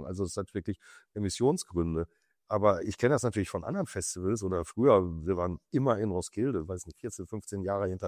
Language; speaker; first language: German; native; German